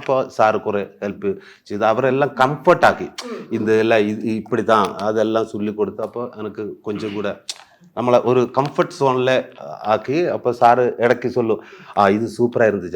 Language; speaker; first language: Tamil; non-native, learner; Malayalam